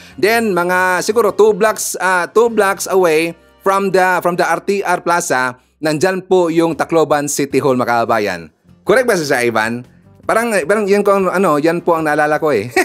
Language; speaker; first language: Filipino; non-native, local second language; Cebuano